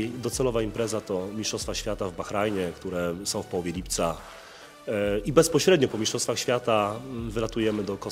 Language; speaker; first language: Polish; native; Polish